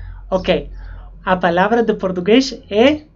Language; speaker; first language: Portuguese; non-native, fluent; English